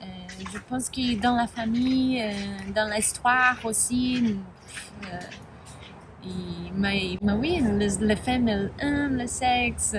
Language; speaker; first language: French; non-native, learner; Spanish